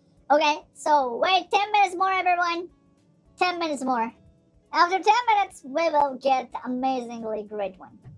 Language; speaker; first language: English; non-native, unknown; Japanese